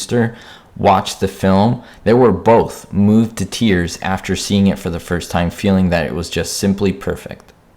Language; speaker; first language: English; native; English